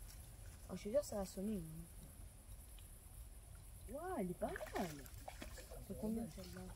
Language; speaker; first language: French; native; French